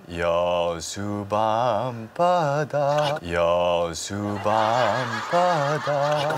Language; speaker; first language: Korean; early bilingual, heritage; Korean